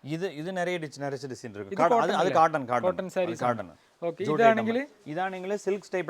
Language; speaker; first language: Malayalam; non-native, local second language; Tamil